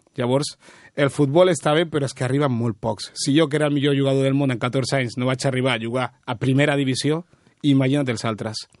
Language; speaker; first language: Catalan; early bilingual, other home language; Spanish